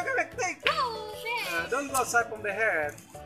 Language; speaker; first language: English; non-native, learner; Indonesian